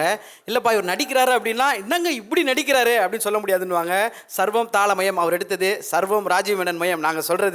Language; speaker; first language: Tamil; native; Tamil